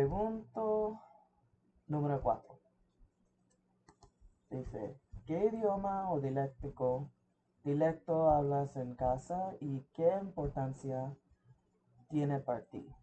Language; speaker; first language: Spanish; early bilingual, heritage; English